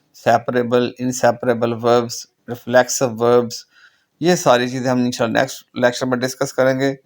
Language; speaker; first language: Urdu; non-native, local second language; Punjabi